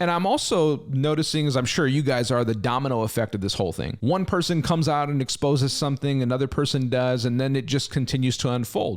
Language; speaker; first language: English; native; English